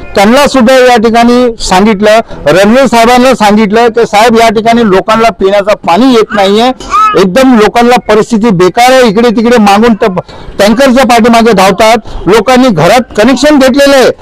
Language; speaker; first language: Marathi; native; Marathi